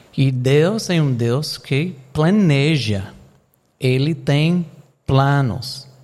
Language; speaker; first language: Portuguese; non-native, fluent; English